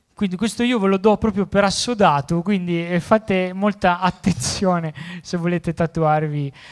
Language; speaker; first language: Italian; native; Italian